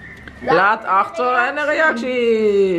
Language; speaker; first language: Dutch; native; Dutch